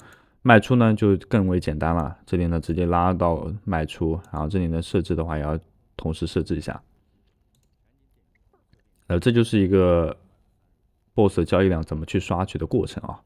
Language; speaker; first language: Chinese; native; Chinese